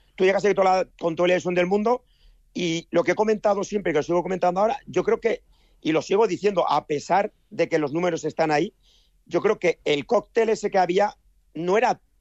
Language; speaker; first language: Spanish; native; Spanish